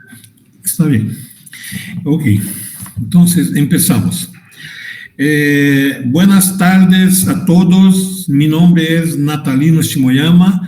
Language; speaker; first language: Spanish; non-native, fluent; Portuguese